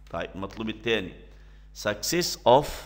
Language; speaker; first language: Arabic; native; Arabic